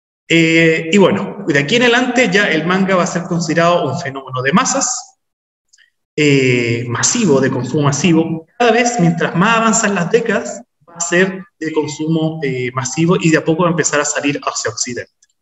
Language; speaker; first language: Spanish; native; Spanish